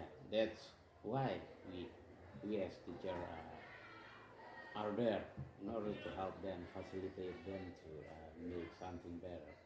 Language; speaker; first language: English; non-native, fluent; Indonesian